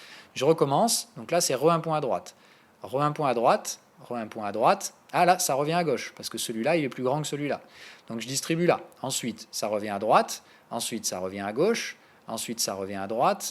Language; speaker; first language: French; native; French